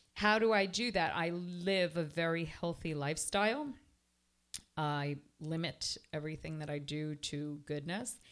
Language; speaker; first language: English; native; English